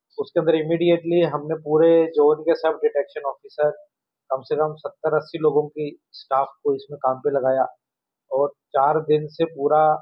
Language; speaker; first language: Hindi; non-native, local second language; Marathi